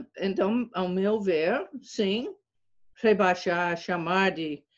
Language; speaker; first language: Portuguese; non-native, fluent; English